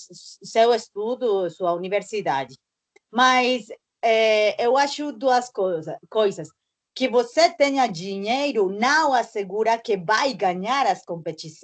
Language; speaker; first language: Portuguese; non-native, learner; Spanish